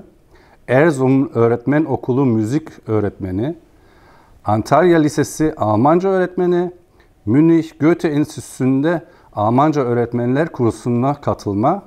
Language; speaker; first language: Turkish; non-native, fluent; German